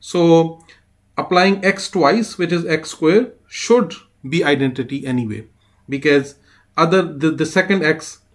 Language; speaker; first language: English; non-native, fluent; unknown